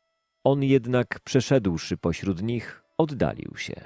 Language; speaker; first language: Polish; native; Polish